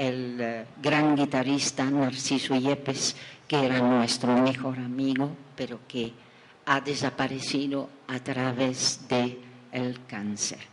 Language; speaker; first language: Spanish; non-native, fluent; French